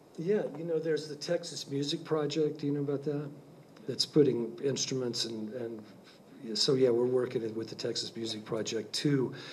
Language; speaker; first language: English; native; English